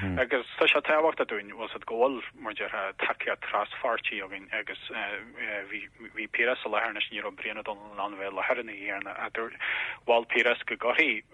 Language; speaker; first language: Irish; native; Irish